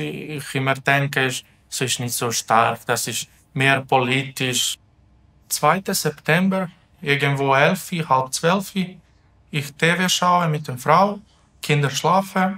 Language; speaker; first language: German; non-native, learner; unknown